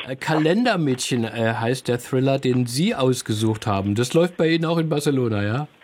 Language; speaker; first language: German; native; German